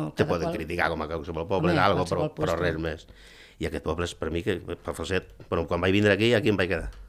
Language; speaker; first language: Catalan; early bilingual, other home language; Galician